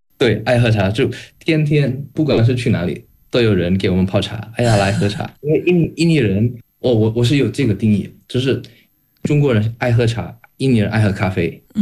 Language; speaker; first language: Chinese; early bilingual, heritage; Chinese